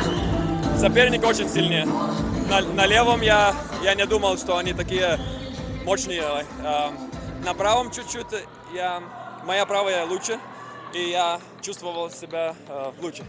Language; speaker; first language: Russian; non-native, learner; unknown